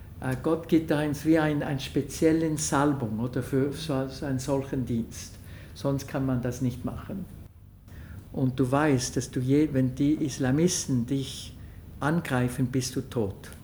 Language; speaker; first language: German; non-native, local second language; French